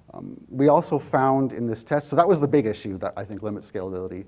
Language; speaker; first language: English; native; English